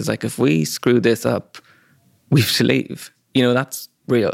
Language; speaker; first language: English; native; English